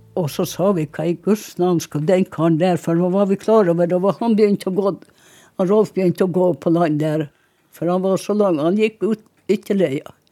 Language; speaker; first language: Norwegian; native; Norwegian